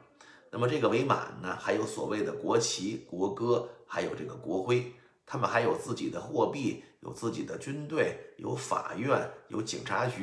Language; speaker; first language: Chinese; native; Chinese